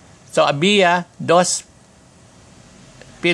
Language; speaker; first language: Spanish; non-native, fluent; Filipino